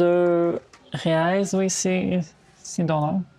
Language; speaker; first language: French; non-native, fluent; Portuguese